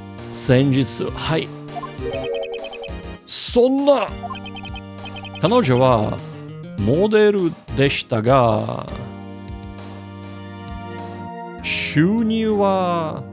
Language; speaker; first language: Japanese; non-native, learner; English